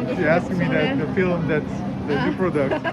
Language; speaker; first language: English; non-native, learner; Korean